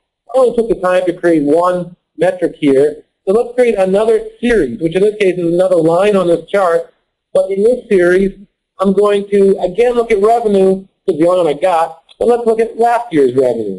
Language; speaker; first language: English; native; English